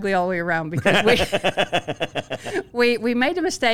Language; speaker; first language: English; native; English